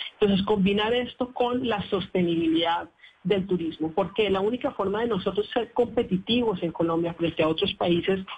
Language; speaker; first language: Spanish; native; Spanish